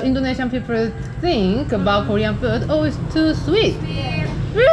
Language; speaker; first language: English; non-native, learner; Korean